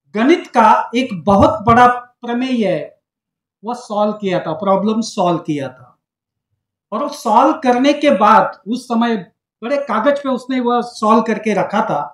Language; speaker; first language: Hindi; non-native, local second language; Marathi